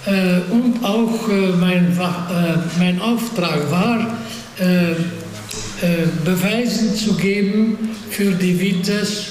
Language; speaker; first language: German; non-native, fluent; Hungarian